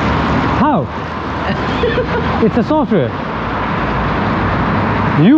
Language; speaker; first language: English; non-native, learner; Hindi